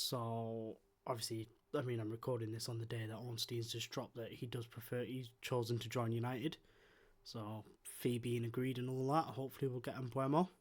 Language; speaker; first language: English; native; English